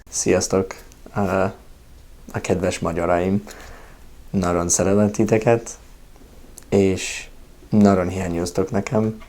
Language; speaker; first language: Hungarian; non-native, fluent; English